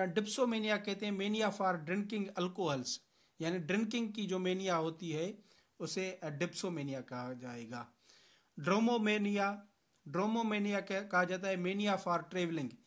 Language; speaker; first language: Urdu; non-native, local second language; Sindhi